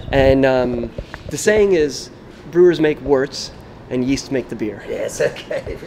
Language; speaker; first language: English; native; English